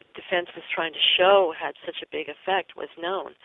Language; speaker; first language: English; native; English